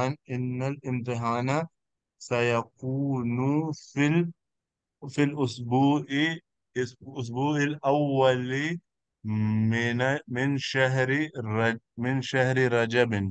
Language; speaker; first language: Arabic; non-native, learner; Urdu